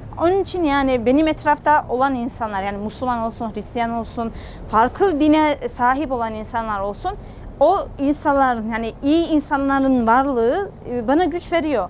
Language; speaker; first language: Turkish; non-native, fluent; Georgian